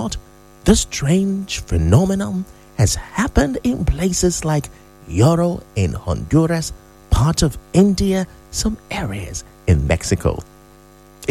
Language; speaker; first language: English; non-native, local second language; Igbo